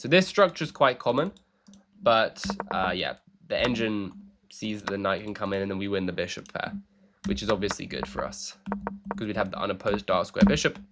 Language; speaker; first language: English; native; English